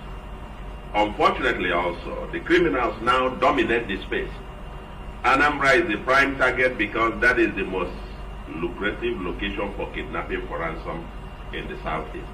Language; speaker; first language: English; non-native, local second language; Igbo